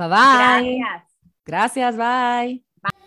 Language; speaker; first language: Spanish; native; Spanish